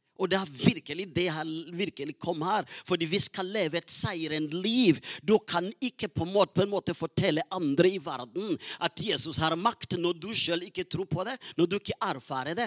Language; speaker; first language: Norwegian; non-native, fluent; Rundi